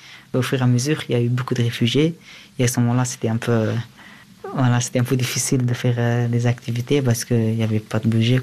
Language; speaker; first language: French; early bilingual, other home language; Persian